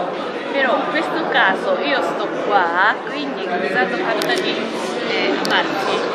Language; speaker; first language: Italian; non-native, learner; Japanese